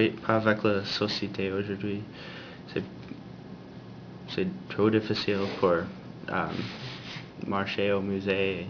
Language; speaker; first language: French; non-native, learner; English